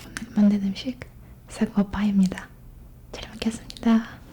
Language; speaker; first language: Korean; non-native, learner; Russian